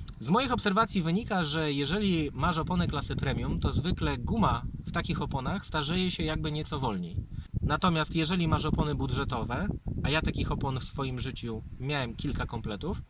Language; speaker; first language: Polish; native; Polish